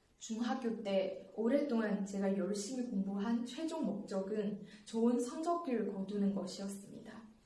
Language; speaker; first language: Korean; non-native, fluent; Chinese